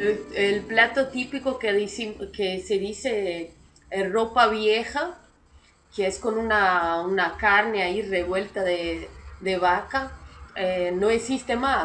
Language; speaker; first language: Spanish; non-native, fluent; Portuguese